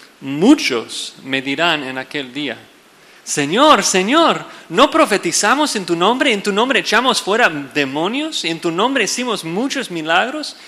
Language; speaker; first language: Spanish; non-native, fluent; English